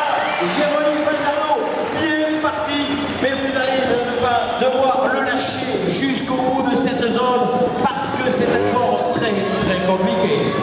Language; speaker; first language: French; native; French